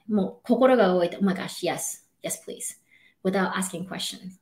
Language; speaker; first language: English; non-native, fluent; Japanese